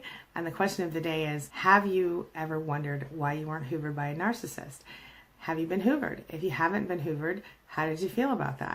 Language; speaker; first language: English; native; English